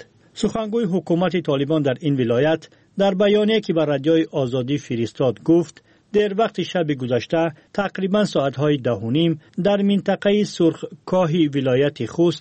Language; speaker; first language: Persian; native; Persian